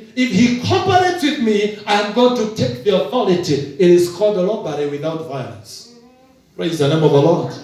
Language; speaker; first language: English; non-native, local second language; Swahili